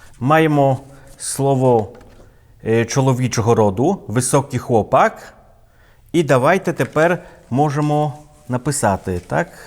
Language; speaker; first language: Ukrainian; non-native, fluent; Polish